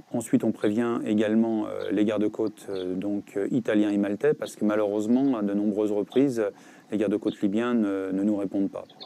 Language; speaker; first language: French; native; French